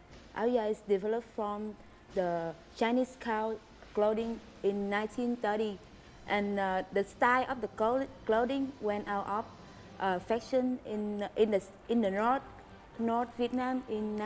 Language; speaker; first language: English; non-native, learner; Vietnamese